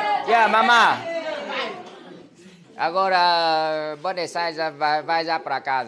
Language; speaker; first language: Portuguese; non-native, learner; Vietnamese